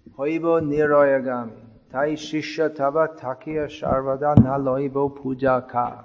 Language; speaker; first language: Bangla; non-native, fluent; English